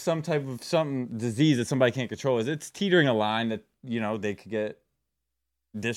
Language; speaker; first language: English; native; English